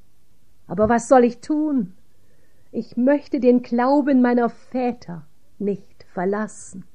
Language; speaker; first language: German; native; German